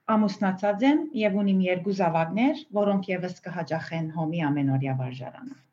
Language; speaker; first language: Armenian; early bilingual, heritage; Armenian